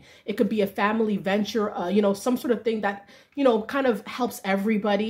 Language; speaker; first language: English; native; English